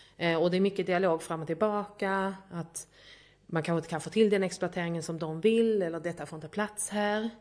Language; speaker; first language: Swedish; native; Swedish